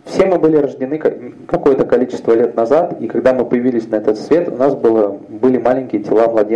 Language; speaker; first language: Russian; native; Russian